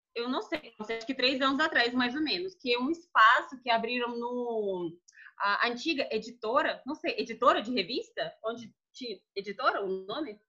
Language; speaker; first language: Portuguese; non-native, fluent; Russian